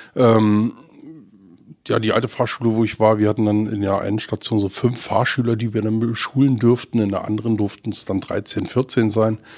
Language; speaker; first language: German; native; German